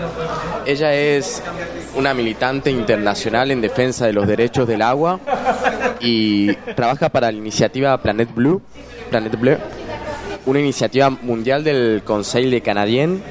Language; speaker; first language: Spanish; native; Spanish